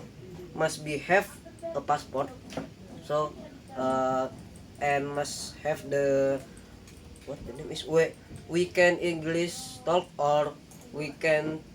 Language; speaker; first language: English; non-native, learner; Indonesian